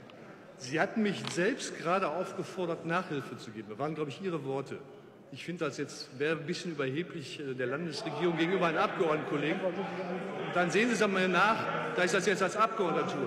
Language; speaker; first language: German; native; German